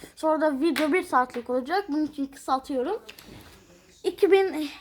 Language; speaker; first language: Turkish; non-native, fluent; Arabic